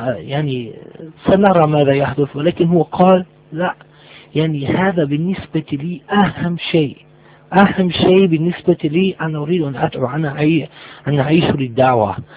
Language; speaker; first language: Arabic; non-native, learner; German